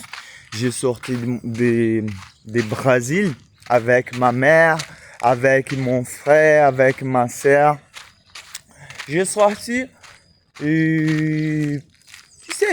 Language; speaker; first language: French; non-native, learner; Portuguese